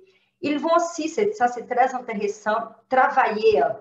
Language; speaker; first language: French; non-native, fluent; Portuguese